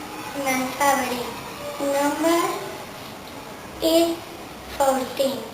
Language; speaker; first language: English; non-native, learner; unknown